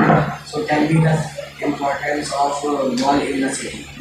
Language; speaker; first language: English; non-native, learner; Hindi